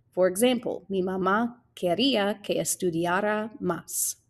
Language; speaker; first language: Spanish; non-native, fluent; English